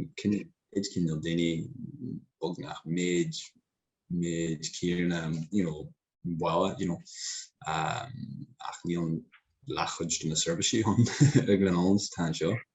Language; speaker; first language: Irish; non-native, local second language; English